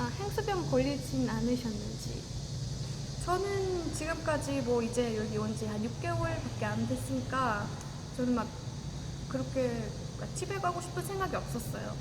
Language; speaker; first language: Korean; non-native, fluent; Estonian